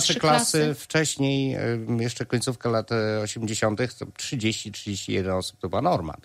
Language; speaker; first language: Polish; native; Polish